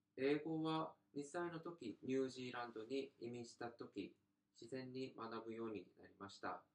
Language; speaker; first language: Japanese; non-native, learner; Korean